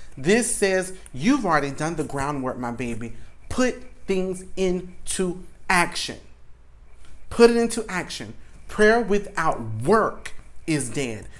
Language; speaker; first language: English; native; English